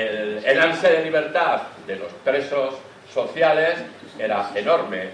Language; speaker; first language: Spanish; native; Spanish